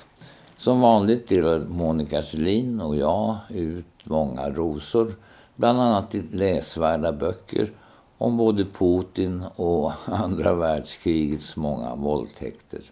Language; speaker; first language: Swedish; native; Swedish